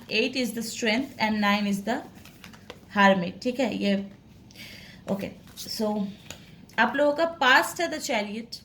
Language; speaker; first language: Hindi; non-native, local second language; Bangla